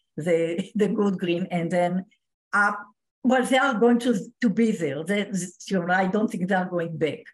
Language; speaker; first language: English; non-native, fluent; Hebrew